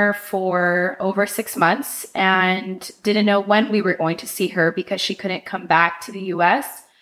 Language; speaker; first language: English; native; English